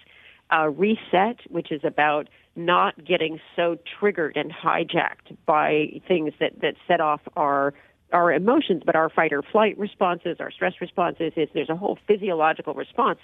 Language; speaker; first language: English; native; English